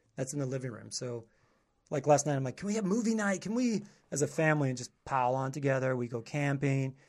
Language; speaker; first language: English; native; English